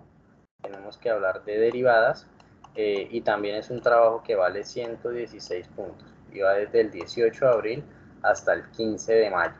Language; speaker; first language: Spanish; native; Spanish